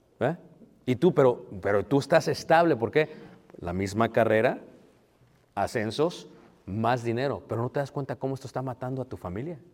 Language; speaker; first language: Spanish; early bilingual, heritage; Spanish